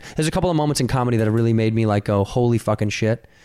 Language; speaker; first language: English; native; English